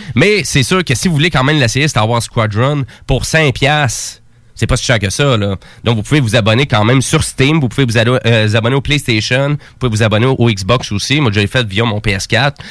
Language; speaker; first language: French; native; French